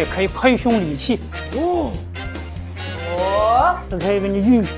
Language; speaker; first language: Chinese; native; Chinese